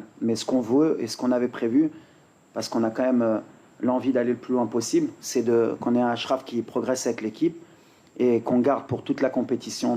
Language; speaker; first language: French; native; French